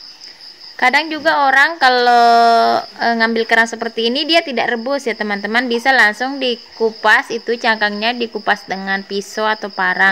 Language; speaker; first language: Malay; non-native, local second language; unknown